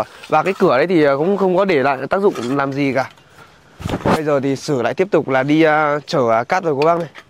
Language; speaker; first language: Vietnamese; native; Vietnamese